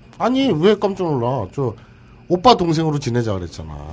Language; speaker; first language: Korean; native; Korean